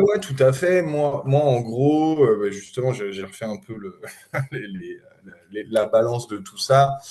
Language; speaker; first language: French; native; French